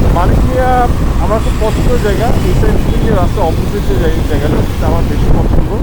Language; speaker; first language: Bangla; early bilingual, heritage; Bangla